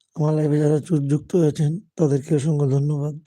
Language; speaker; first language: Bangla; native; Bangla